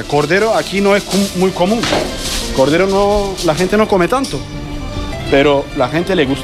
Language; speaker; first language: Spanish; non-native, learner; Turkish